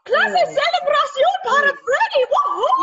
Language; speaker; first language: Spanish; non-native, learner; English